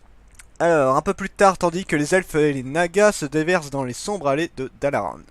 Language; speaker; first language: French; native; French